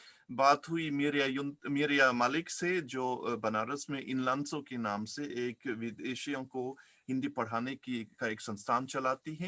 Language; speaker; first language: Hindi; non-native, fluent; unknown